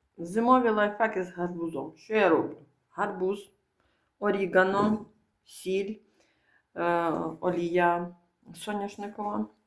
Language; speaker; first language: Ukrainian; native; Ukrainian